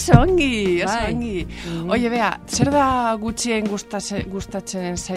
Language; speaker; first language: Basque; non-native, local second language; Spanish